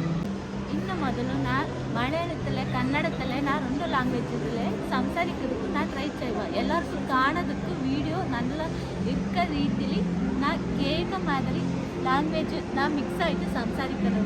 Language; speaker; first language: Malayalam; non-native, learner; Kannada